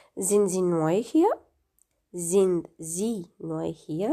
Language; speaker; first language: German; non-native, fluent; Romanian